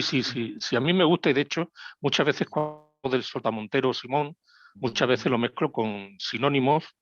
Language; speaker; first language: Spanish; native; Spanish